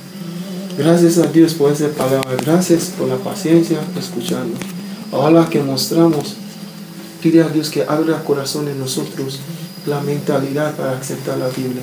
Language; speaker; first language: Spanish; non-native, learner; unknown